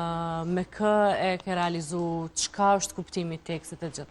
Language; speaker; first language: Albanian; native; Albanian